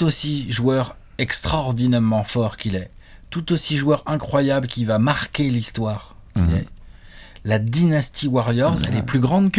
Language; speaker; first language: French; native; French